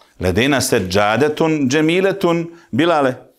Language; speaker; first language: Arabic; non-native, fluent; Bosnian